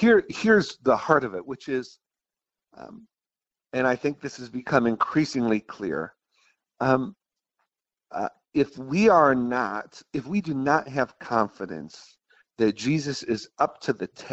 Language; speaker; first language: English; native; English